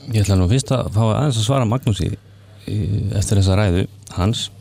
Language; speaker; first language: Icelandic; native; Icelandic